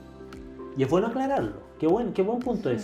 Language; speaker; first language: Spanish; native; Spanish